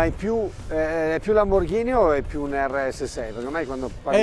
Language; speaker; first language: Italian; native; Italian